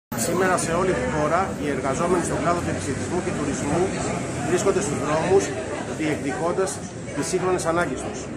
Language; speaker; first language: Greek; native; Greek